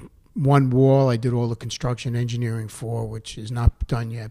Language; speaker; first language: English; native; English